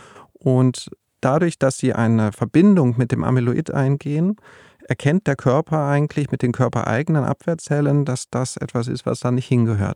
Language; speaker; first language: German; native; German